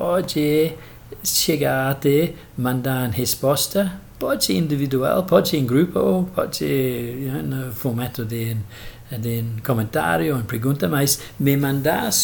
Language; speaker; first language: Portuguese; non-native, fluent; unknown